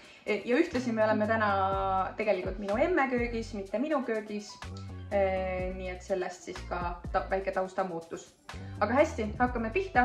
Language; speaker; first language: Estonian; native; Estonian